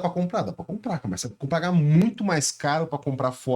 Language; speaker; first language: Portuguese; native; Portuguese